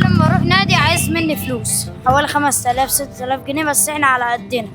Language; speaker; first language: Arabic; native; Arabic